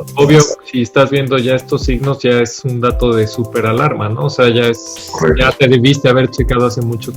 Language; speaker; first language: Spanish; native; Spanish